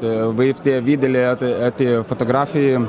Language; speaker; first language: Russian; non-native, fluent; Lithuanian